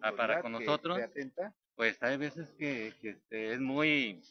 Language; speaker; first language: Spanish; native; Spanish